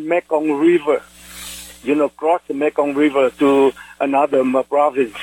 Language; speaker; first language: English; non-native, fluent; Vietnamese